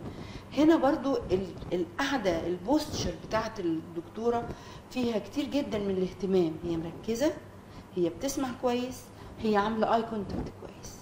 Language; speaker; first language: Arabic; native; Arabic